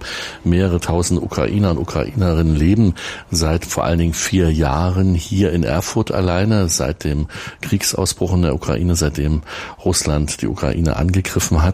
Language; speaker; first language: German; native; German